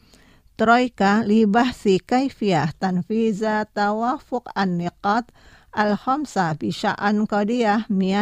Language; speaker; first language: Arabic; non-native, fluent; Indonesian